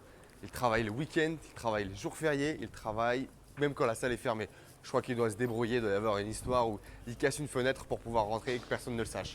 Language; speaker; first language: French; native; French